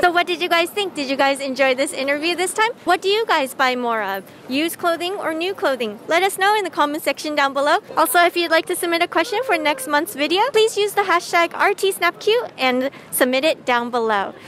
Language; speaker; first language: English; native; English